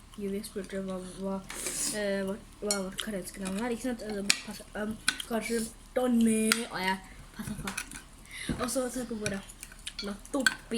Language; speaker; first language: Norwegian; early bilingual, other home language; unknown